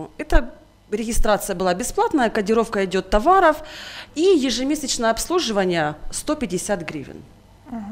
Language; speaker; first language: Russian; native; Russian